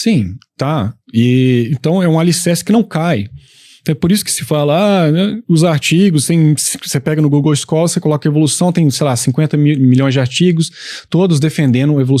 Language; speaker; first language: Portuguese; native; Portuguese